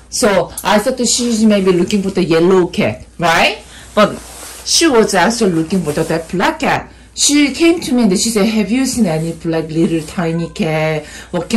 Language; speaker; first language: English; non-native, learner; Korean